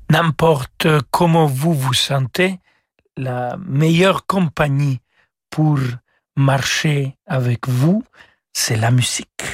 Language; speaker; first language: French; non-native, fluent; Spanish